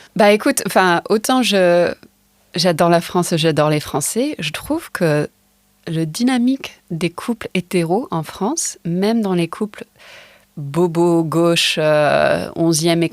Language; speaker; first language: French; non-native, fluent; English